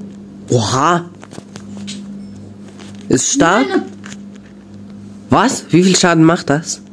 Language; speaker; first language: German; early bilingual, other home language; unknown